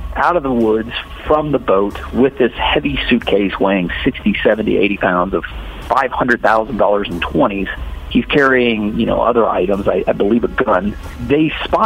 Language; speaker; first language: English; native; English